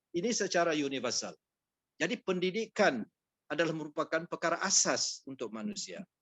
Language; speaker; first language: Malay; native; Malay